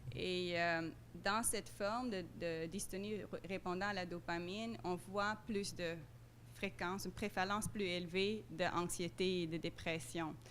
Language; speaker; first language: French; non-native, fluent; Dutch